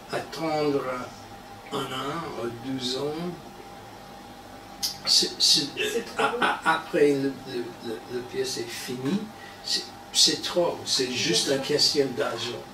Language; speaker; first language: French; non-native, learner; English